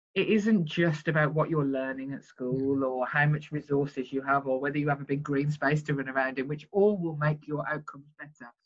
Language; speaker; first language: English; native; English